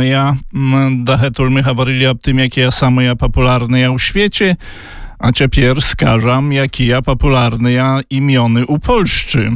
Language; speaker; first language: Polish; non-native, learner; Belarusian